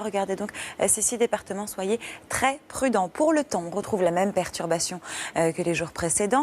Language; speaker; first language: French; native; French